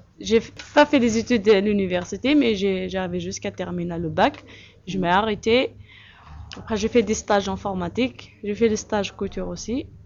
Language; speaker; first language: French; non-native, local second language; Kabyle